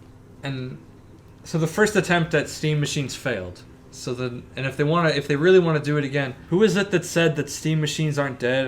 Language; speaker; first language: English; native; English